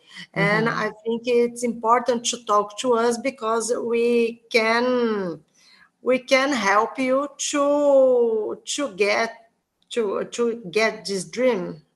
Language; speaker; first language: English; non-native, learner; Portuguese